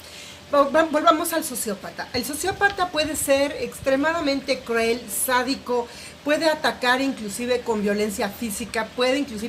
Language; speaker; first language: Spanish; native; Spanish